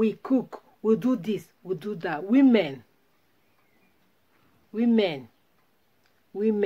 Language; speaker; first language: English; non-native, local second language; Igbo